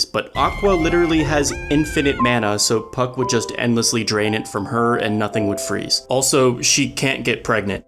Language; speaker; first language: English; native; English